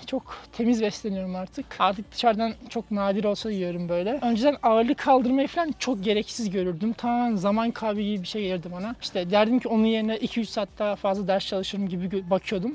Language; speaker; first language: Turkish; native; Turkish